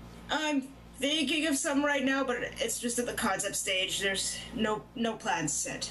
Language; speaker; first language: English; native; English